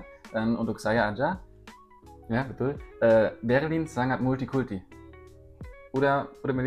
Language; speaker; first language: Indonesian; non-native, learner; German